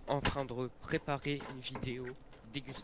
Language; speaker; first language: French; native; French